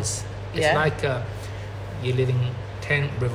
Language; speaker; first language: English; non-native, learner; Chinese